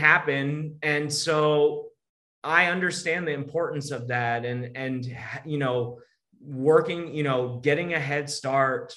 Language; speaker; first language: English; native; English